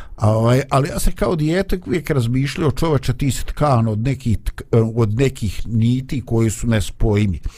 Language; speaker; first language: Bosnian; native; Bosnian